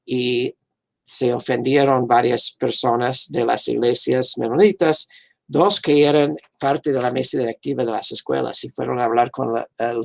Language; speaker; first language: Spanish; non-native, fluent; English